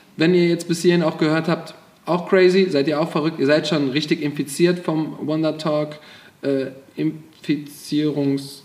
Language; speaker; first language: German; native; German